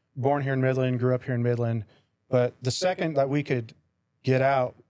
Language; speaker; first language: English; native; English